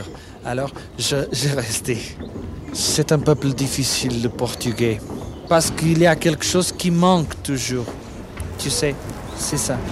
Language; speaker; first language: French; non-native, fluent; Portuguese